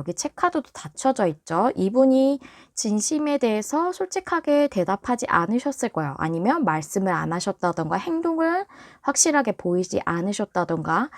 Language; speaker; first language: Korean; native; Korean